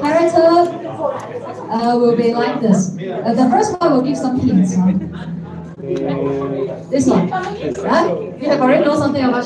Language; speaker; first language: English; non-native, fluent; Chinese